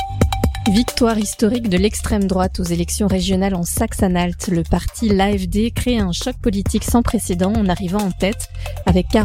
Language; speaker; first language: French; native; French